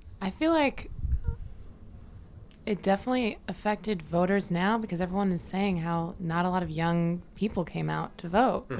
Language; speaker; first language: English; native; English